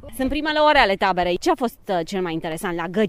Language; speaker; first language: Romanian; native; Romanian